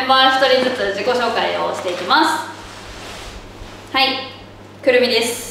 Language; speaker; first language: Japanese; native; Japanese